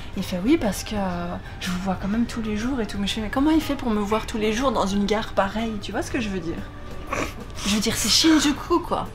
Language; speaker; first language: French; native; French